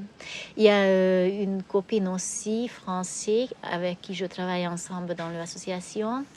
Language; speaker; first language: French; non-native, fluent; Hungarian